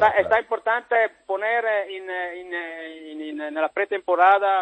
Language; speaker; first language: Spanish; non-native, learner; Italian